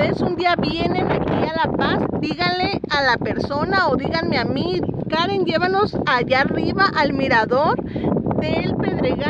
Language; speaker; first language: Spanish; native; Spanish